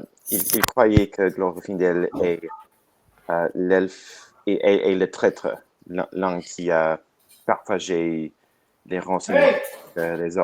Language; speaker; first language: French; non-native, learner; English